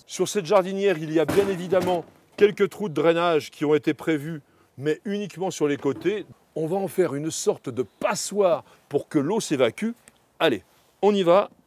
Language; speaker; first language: French; native; French